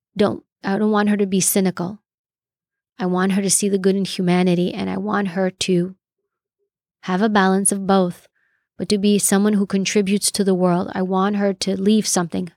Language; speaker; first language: English; early bilingual, other home language; Greek